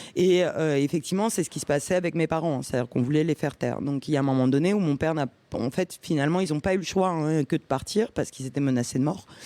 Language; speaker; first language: French; early bilingual, other home language; Romanian